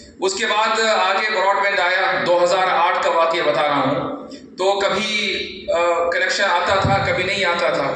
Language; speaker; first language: Urdu; native; Urdu